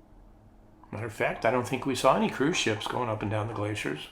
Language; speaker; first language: English; native; English